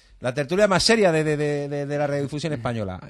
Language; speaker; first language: Spanish; native; Spanish